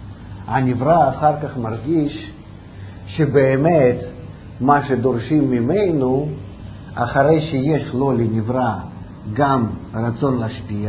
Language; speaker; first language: Hebrew; non-native, fluent; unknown